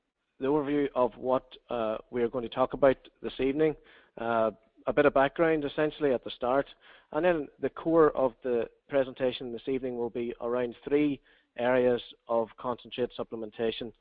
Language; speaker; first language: English; native; English